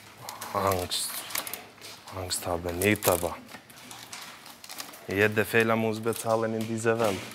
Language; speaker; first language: German; non-native, learner; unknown